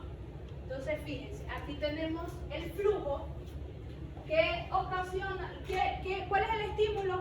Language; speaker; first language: Spanish; native; Spanish